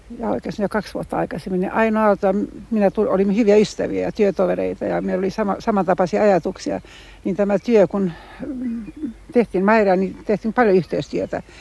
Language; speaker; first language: Finnish; non-native, local second language; Swedish